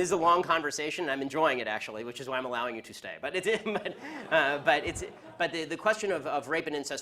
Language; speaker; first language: English; native; English